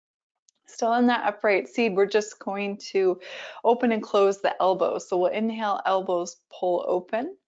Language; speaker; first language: English; native; English